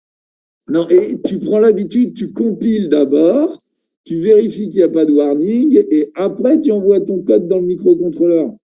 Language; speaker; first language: French; native; French